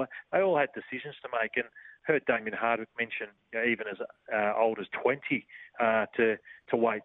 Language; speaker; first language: English; native; English